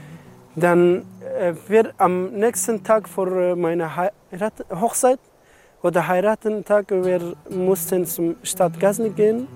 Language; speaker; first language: German; non-native, learner; Persian